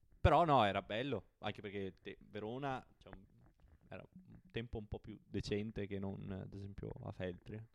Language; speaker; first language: Italian; native; Italian